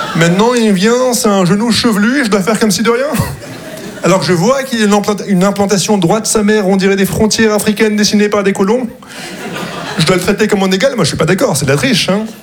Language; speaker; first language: French; early bilingual, other home language; Arabic